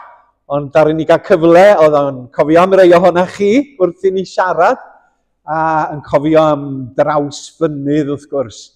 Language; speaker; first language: Welsh; native; Welsh